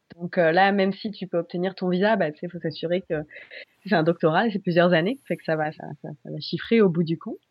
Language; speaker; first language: French; native; French